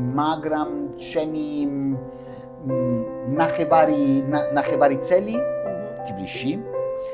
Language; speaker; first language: Georgian; non-native, learner; Italian